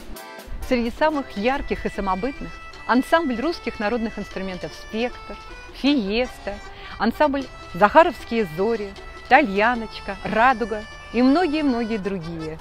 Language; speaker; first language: Russian; native; Russian